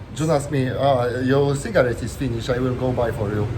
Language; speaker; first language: English; non-native, learner; Polish